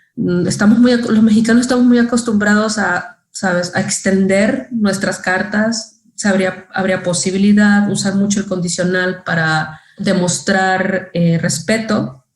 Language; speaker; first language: Spanish; native; Spanish